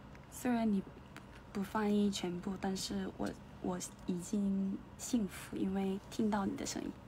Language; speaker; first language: Chinese; non-native, learner; Korean